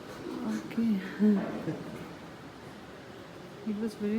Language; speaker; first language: English; non-native, learner; Tibetan